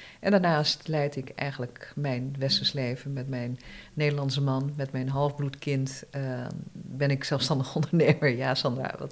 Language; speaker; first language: Dutch; early bilingual, other home language; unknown